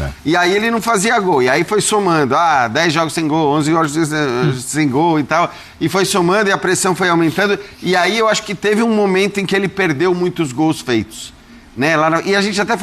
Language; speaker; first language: Portuguese; native; Portuguese